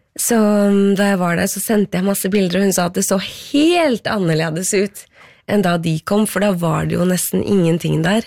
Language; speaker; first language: Norwegian; early bilingual, other home language; Persian